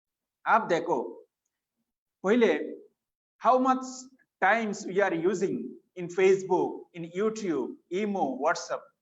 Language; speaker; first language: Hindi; non-native, fluent; Bangla